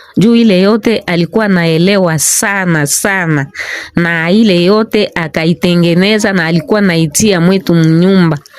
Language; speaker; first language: Swahili; non-native, local second language; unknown